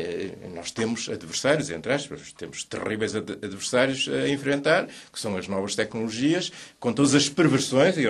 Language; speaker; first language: Portuguese; native; Portuguese